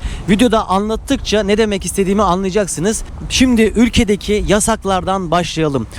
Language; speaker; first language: Turkish; native; Turkish